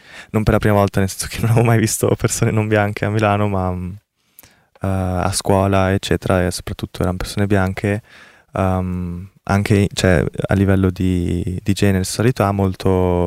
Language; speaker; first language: Italian; early bilingual, other home language; Korean